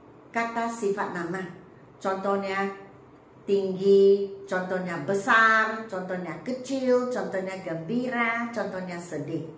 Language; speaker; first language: Malay; native; Malay